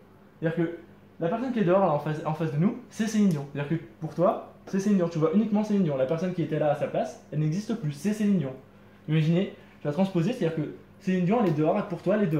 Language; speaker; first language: French; native; French